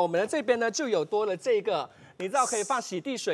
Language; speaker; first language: Chinese; native; Chinese